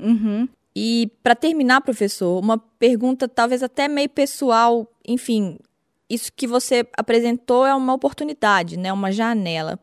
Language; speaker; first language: Portuguese; native; Portuguese